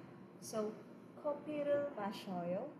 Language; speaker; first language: Korean; non-native, fluent; Cebuano